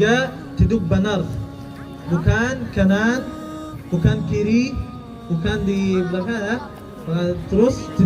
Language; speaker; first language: Indonesian; non-native, learner; Arabic